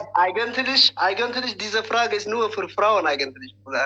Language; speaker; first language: German; non-native, fluent; Tigrinya